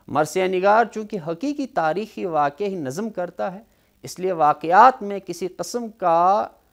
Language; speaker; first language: Urdu; non-native, local second language; Kashmiri